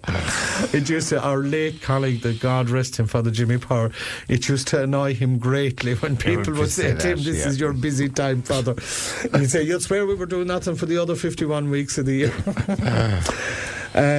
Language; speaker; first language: English; native; English